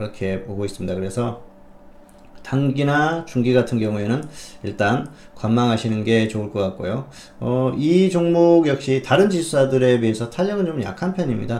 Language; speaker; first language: Korean; native; Korean